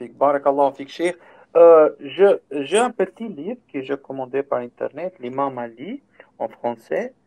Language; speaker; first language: French; non-native, learner; Albanian